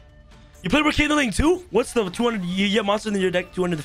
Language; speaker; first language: English; native; English